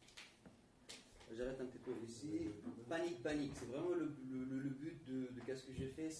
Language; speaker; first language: French; non-native, fluent; Arabic